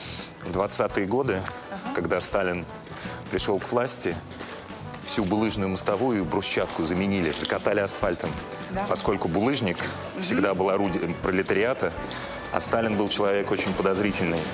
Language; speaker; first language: Russian; native; Russian